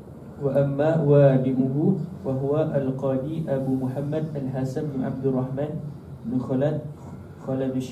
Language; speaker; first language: Arabic; non-native, learner; Malay